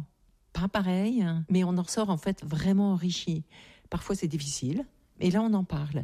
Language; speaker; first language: French; native; French